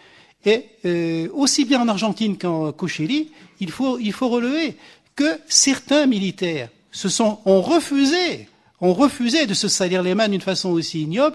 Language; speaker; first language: French; native; French